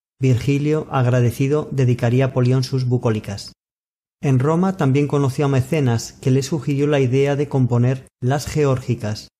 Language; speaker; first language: Spanish; native; Spanish